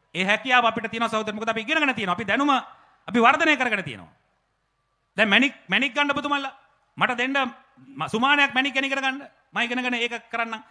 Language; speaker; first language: Sinhala; native; Sinhala